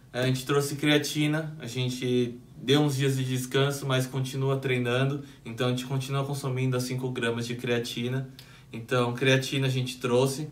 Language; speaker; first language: Portuguese; native; Portuguese